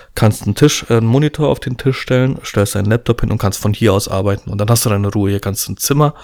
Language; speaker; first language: German; early bilingual, other home language; Polish